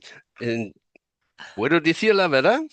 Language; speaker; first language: Spanish; non-native, fluent; German